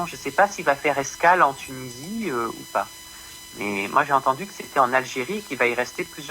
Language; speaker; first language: French; native; French